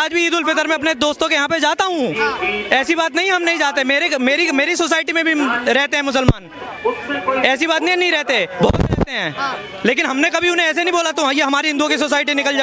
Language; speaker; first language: Hindi; native; Hindi